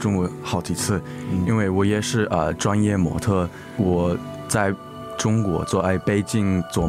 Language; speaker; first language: Chinese; early bilingual, heritage; English